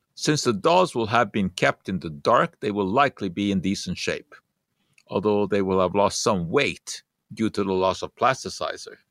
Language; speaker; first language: English; non-native, fluent; Hungarian